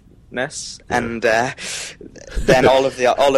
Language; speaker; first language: English; native; English